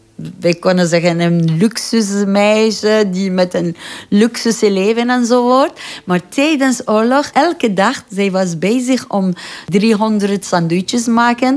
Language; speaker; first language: Dutch; non-native, fluent; Persian